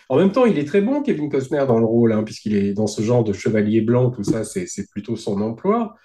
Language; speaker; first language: French; native; French